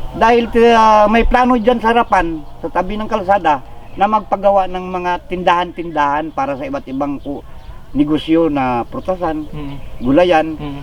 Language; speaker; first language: Filipino; non-native, local second language; Hiligaynon